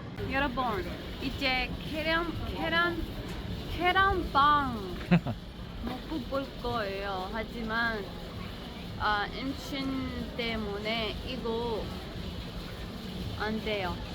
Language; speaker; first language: Korean; non-native, learner; Arabic